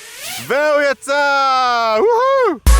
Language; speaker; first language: Hebrew; native; Hebrew